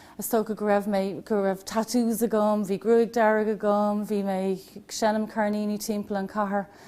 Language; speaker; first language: Irish; non-native, local second language; English